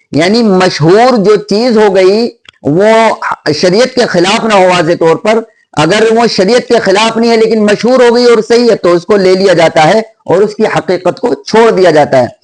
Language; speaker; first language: Urdu; native; Urdu